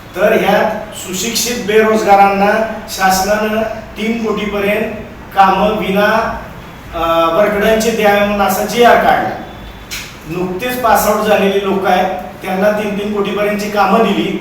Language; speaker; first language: Marathi; native; Marathi